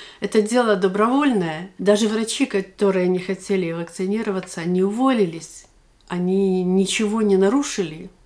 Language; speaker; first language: Russian; native; Russian